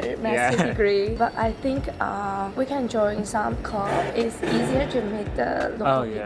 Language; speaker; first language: English; non-native, fluent; Chinese